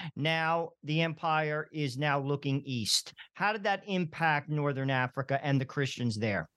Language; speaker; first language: English; early bilingual, other home language; Italian